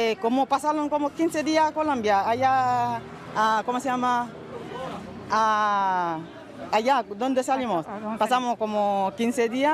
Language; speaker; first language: Spanish; non-native, learner; Haitian Creole